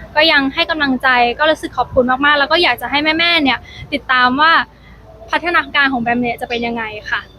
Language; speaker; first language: Thai; native; Thai